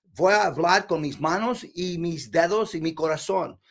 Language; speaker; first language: Spanish; non-native, learner; English